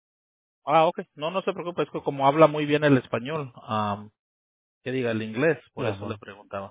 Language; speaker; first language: Spanish; native; Spanish